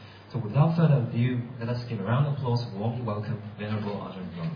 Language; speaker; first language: English; non-native, local second language; Cantonese